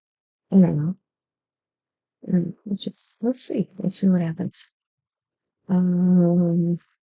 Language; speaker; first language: English; native; English